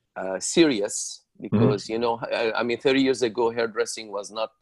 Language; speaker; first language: English; non-native, fluent; Arabic